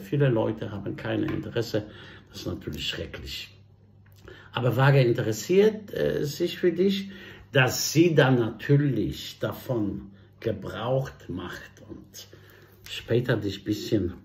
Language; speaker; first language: German; non-native, fluent; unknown